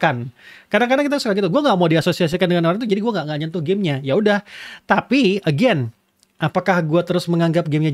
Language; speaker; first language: Indonesian; native; Indonesian